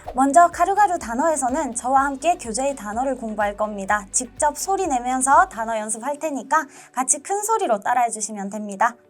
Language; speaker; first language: Korean; native; Korean